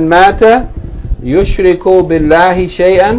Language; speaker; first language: Arabic; non-native, fluent; English